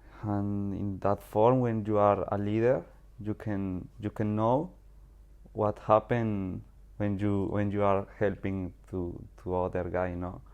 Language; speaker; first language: English; non-native, learner; Spanish